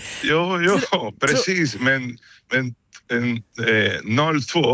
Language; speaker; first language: Swedish; non-native, fluent; Spanish